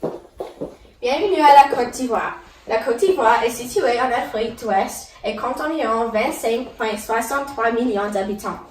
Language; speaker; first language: French; non-native, learner; English